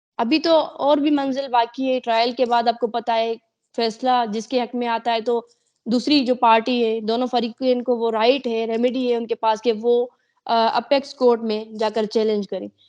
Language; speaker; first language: Urdu; non-native, local second language; Sindhi